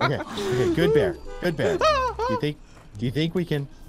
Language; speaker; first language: English; native; English